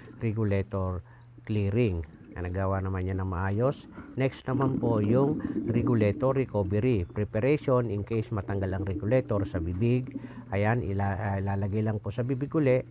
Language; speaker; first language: Filipino; native; Filipino